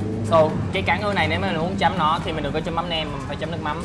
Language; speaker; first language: Vietnamese; early bilingual, other home language; English